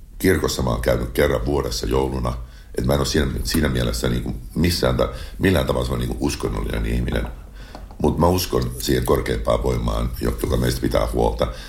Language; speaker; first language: Finnish; native; Finnish